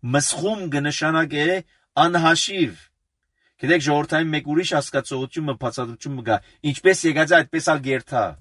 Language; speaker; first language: Armenian; early bilingual, heritage; Armenian